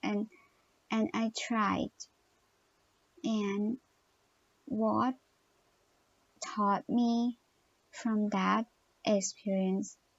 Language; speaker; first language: English; non-native, learner; Thai